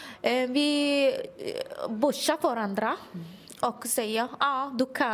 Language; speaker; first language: Swedish; non-native, learner; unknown